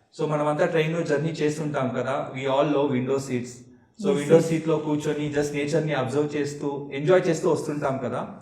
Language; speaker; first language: Telugu; non-native, local second language; Marathi